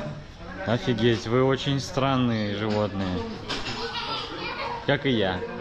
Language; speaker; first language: Russian; native; Russian